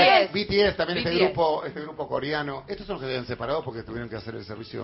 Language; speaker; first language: Spanish; native; Spanish